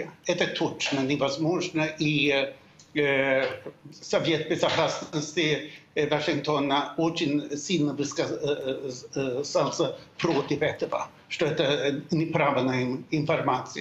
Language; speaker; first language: Russian; non-native, fluent; Swedish